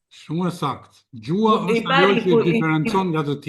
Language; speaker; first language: Albanian; native; Albanian